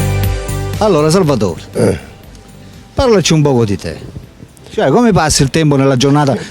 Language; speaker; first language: Italian; native; Italian